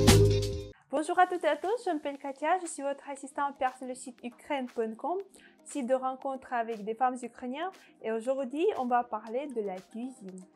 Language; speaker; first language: French; non-native, fluent; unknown